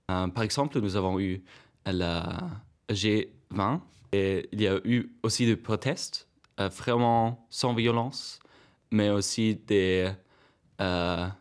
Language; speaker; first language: French; non-native, fluent; German